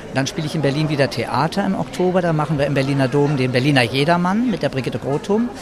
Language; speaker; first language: German; native; German